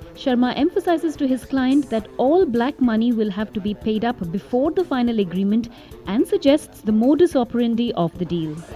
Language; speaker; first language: English; non-native, local second language; Hindi